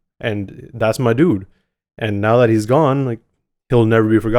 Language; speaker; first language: English; native; English